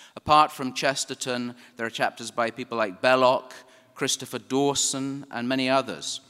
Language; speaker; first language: English; native; English